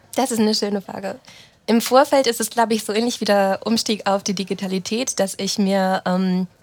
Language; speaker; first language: German; early bilingual, other home language; Romanian